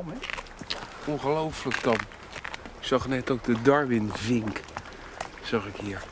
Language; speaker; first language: Dutch; native; Dutch